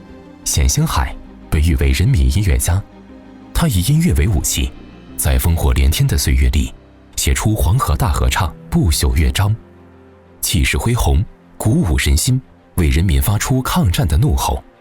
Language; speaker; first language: Chinese; native; Chinese